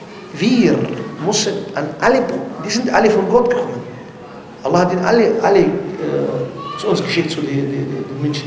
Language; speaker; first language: German; non-native, learner; Arabic